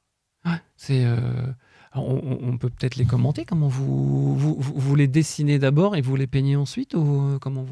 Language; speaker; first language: French; native; French